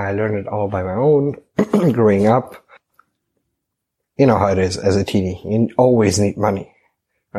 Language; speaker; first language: English; non-native, fluent; German